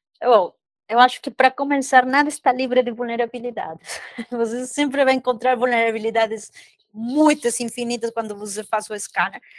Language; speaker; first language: Portuguese; non-native, fluent; Spanish